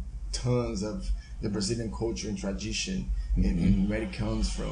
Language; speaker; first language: English; non-native, fluent; Portuguese